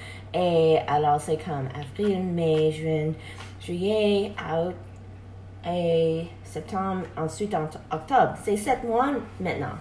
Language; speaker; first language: French; non-native, learner; English